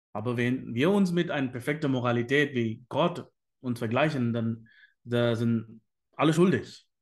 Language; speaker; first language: German; non-native, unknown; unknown